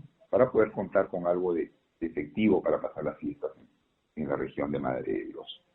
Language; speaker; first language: Spanish; native; Spanish